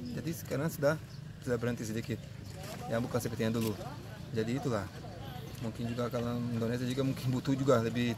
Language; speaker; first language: Indonesian; non-native, fluent; Portuguese